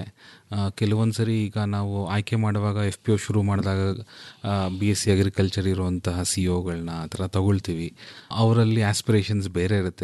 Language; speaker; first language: Kannada; native; Kannada